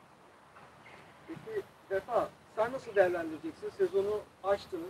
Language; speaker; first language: Turkish; native; Turkish